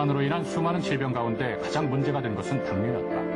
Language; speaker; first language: Korean; native; Korean